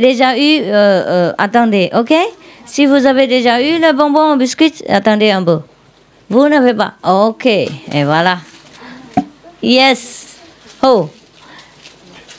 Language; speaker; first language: French; non-native, learner; Vietnamese